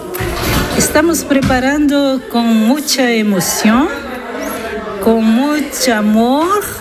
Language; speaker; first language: Spanish; non-native, learner; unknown